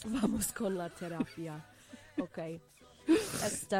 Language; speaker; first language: Spanish; non-native, learner; English